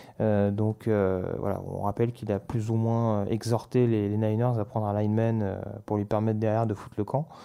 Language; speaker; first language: French; native; French